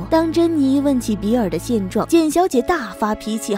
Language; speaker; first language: Chinese; native; Chinese